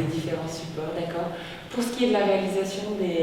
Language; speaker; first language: French; native; French